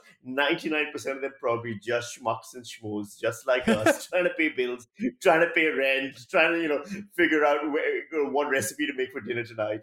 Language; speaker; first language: English; non-native, local second language; Urdu